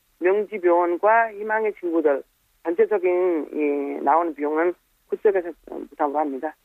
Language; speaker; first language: Korean; non-native, fluent; Nepali